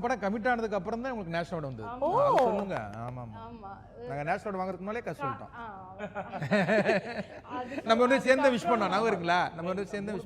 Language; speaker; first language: Tamil; native; Tamil